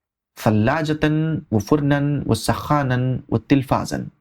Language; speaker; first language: Arabic; non-native, fluent; Urdu